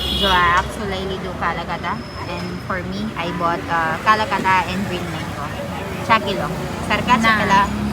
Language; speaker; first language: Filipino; non-native, local second language; Cebuano